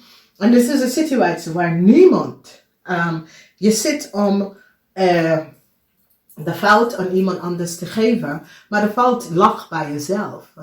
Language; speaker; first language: Dutch; non-native, fluent; English